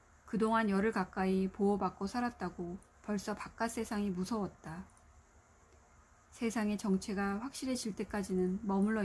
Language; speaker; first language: Korean; native; Korean